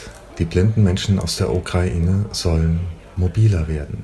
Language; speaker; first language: German; native; German